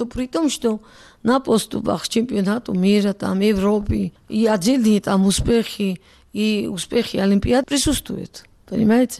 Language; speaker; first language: Russian; non-native, local second language; Georgian